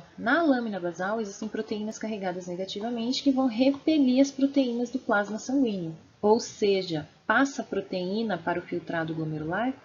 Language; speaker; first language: Portuguese; native; Portuguese